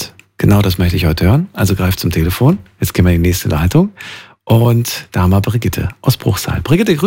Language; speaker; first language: German; native; German